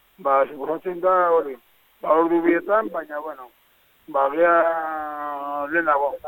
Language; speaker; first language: Basque; non-native, local second language; Spanish